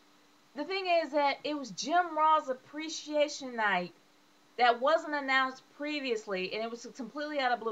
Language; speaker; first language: English; native; English